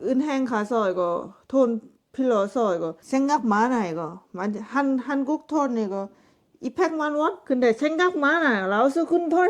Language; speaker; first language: Korean; non-native, learner; Lao